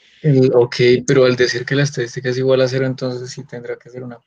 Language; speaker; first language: Spanish; native; Spanish